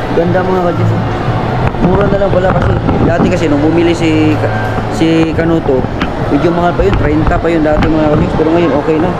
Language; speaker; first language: Filipino; non-native, local second language; Cebuano